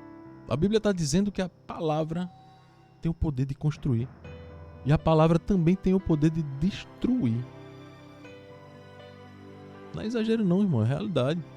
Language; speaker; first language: Portuguese; native; Portuguese